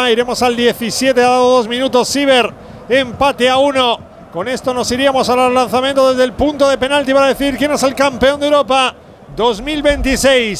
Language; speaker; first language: Spanish; native; Spanish